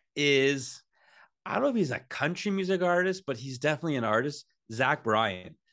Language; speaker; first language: English; native; English